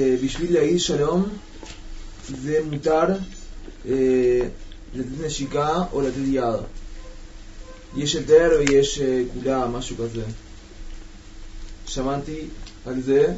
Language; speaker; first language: Hebrew; non-native, learner; Spanish